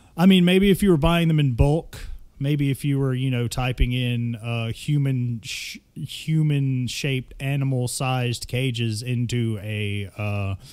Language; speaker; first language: English; native; English